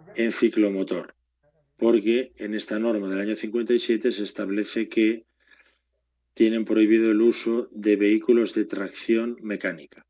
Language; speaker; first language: Spanish; native; Spanish